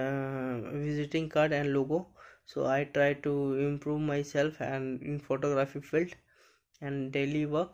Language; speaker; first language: English; non-native, learner; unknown